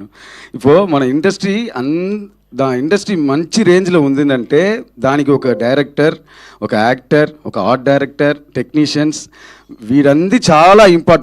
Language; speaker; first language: Telugu; early bilingual, other home language; Tamil